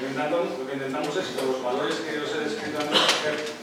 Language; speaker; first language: Spanish; non-native, local second language; Basque